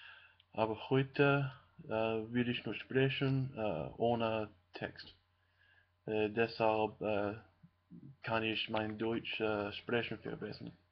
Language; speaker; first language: German; non-native, learner; English